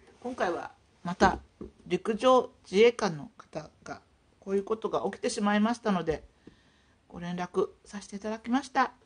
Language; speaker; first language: Japanese; native; Japanese